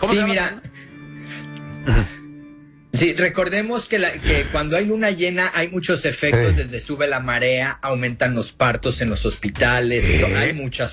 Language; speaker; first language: Spanish; native; Spanish